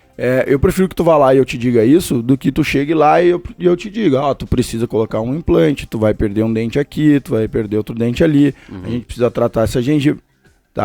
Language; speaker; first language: Portuguese; native; Portuguese